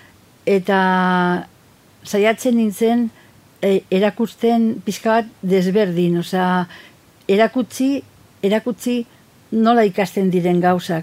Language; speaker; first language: Basque; non-native, fluent; Catalan